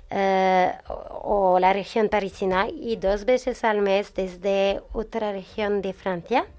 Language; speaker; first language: Spanish; non-native, fluent; French